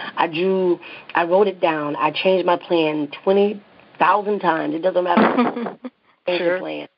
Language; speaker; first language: English; native; English